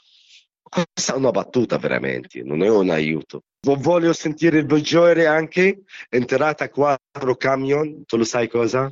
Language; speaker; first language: Italian; non-native, learner; Arabic